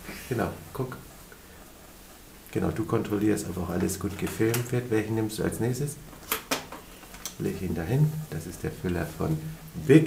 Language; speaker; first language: German; native; German